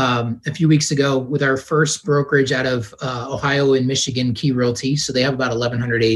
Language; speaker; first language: English; native; English